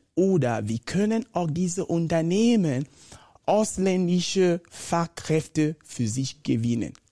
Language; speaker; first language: German; non-native, fluent; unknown